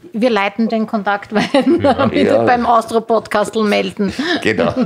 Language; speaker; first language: German; native; German